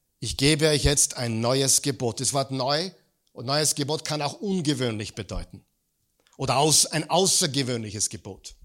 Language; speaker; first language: German; native; German